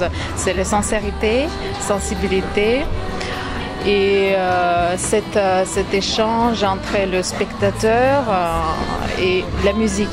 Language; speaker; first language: French; non-native, fluent; Russian